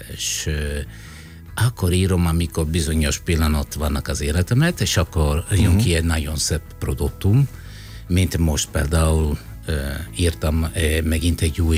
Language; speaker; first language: Hungarian; non-native, fluent; Italian